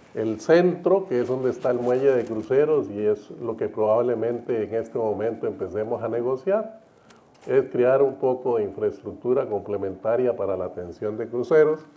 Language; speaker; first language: Spanish; native; Spanish